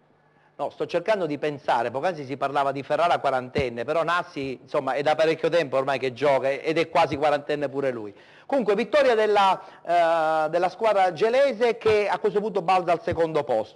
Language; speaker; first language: Italian; native; Italian